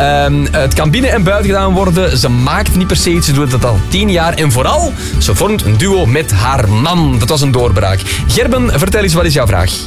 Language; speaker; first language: Dutch; native; Dutch